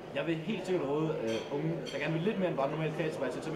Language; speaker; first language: Danish; native; Danish